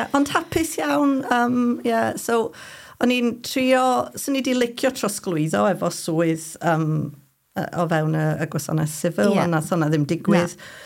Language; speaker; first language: Welsh; non-native, fluent; English